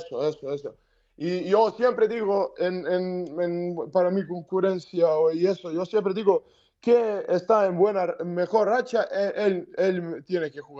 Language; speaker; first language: Spanish; non-native, learner; Serbian